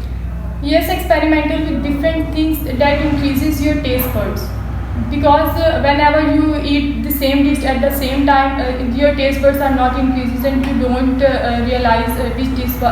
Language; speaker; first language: English; non-native, local second language; Urdu